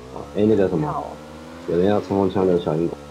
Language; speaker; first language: Chinese; native; Chinese